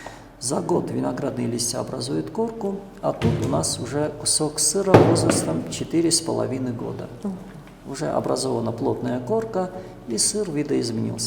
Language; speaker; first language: Russian; native; Russian